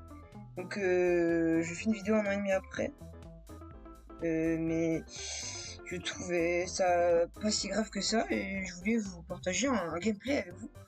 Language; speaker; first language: French; native; French